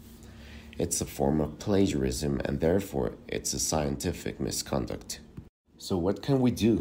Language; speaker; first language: English; non-native, fluent; Spanish